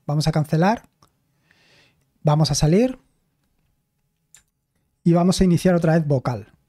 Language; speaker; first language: Spanish; native; Spanish